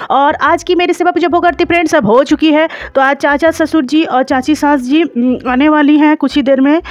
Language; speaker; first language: Hindi; non-native, local second language; Bangla